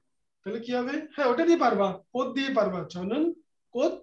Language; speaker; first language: Korean; non-native, fluent; Bangla